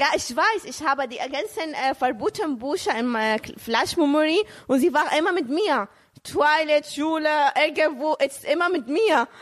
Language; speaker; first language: German; non-native, learner; Arabic